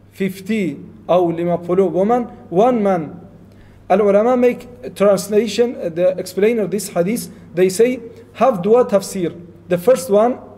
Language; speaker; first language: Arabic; non-native, fluent; Malay